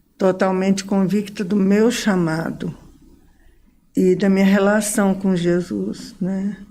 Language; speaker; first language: Portuguese; early bilingual, other home language; Arabic